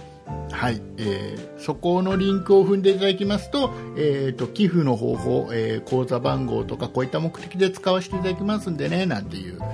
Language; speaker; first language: Japanese; native; Japanese